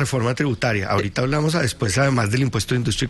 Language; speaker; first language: Spanish; native; Spanish